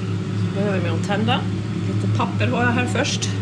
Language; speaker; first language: Swedish; native; Swedish